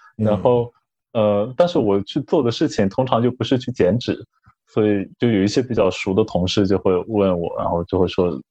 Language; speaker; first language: Chinese; native; Chinese